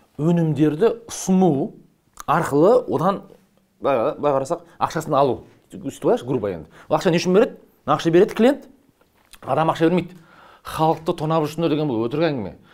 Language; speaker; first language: Kazakh; native; Kazakh